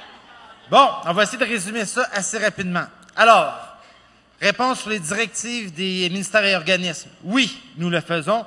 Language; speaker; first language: French; native; French